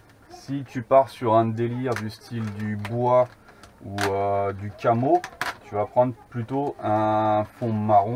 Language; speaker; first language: French; native; French